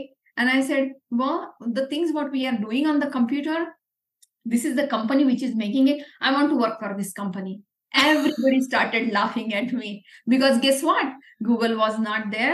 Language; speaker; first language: English; non-native, local second language; Marathi